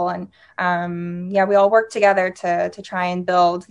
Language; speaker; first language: English; native; English